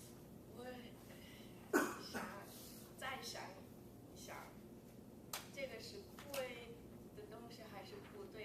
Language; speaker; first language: Chinese; non-native, learner; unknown